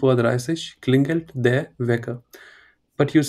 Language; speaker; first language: German; non-native, fluent; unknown